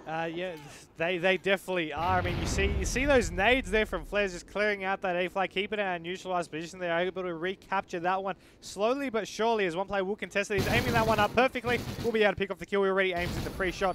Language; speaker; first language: English; native; English